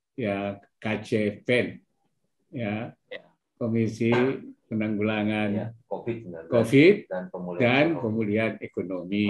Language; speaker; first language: Indonesian; native; Indonesian